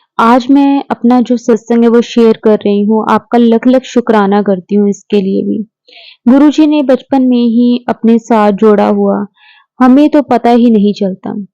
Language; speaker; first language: Hindi; native; Hindi